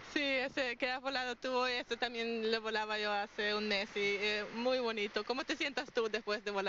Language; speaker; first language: Spanish; non-native, learner; German